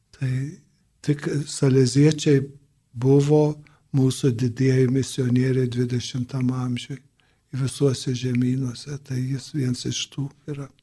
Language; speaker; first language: Lithuanian; early bilingual, heritage; Lithuanian